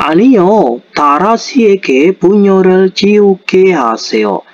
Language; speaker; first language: Korean; non-native, fluent; Indonesian